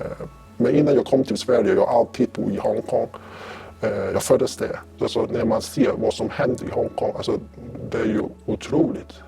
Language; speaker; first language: Swedish; non-native, fluent; Cantonese